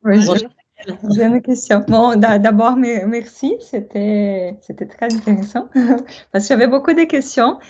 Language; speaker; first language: French; non-native, fluent; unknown